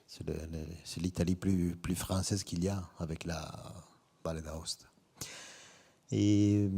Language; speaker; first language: French; non-native, fluent; Italian